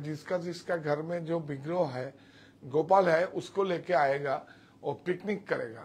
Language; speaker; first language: Hindi; non-native, local second language; Bangla